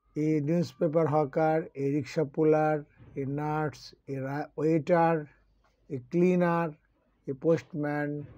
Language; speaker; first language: English; non-native, local second language; Bangla